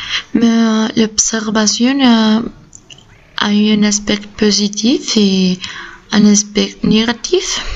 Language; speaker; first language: French; non-native, learner; Spanish